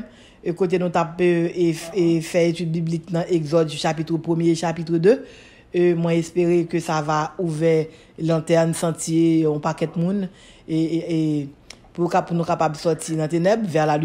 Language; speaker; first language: French; non-native, local second language; Haitian Creole